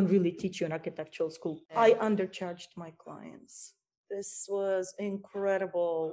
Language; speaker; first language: English; non-native, fluent; Ukrainian